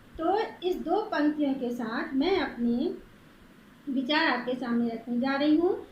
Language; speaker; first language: Hindi; native; Hindi